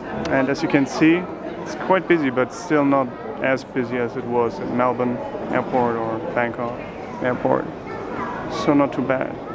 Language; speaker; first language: English; non-native, fluent; German